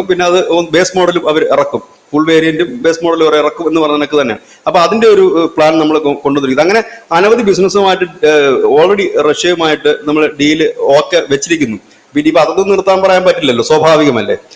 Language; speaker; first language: Malayalam; native; Malayalam